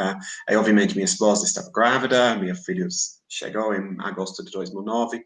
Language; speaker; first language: Portuguese; non-native, fluent; English